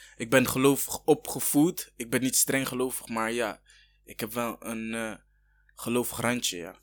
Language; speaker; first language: Dutch; early bilingual, other home language; Kinyarwanda